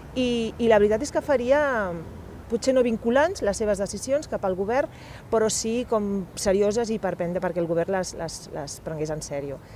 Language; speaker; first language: Catalan; non-native, local second language; Spanish